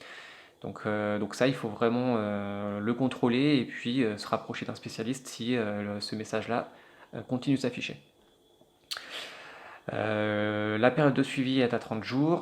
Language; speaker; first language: French; native; French